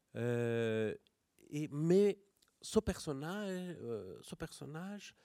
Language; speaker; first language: French; non-native, fluent; Persian